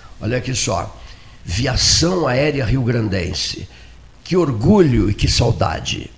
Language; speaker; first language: Portuguese; native; Portuguese